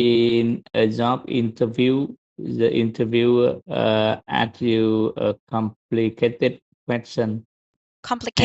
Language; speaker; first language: English; non-native, learner; Vietnamese